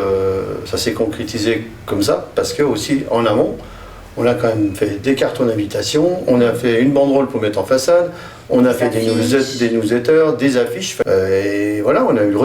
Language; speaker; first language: French; native; French